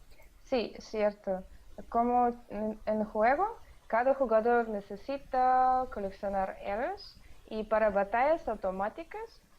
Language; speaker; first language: Spanish; non-native, learner; Russian